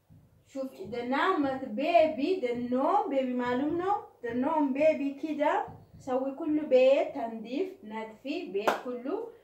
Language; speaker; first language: Arabic; non-native, learner; Oromo